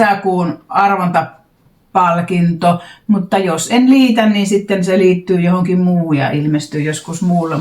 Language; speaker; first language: Finnish; native; Finnish